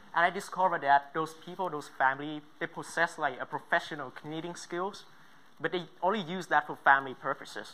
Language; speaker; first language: English; non-native, fluent; Vietnamese